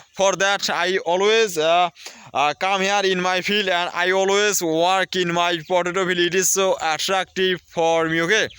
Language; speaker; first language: English; non-native, learner; Bangla